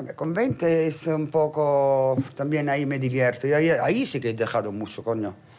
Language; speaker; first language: Spanish; non-native, fluent; Italian